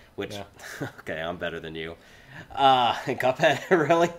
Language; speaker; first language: English; native; English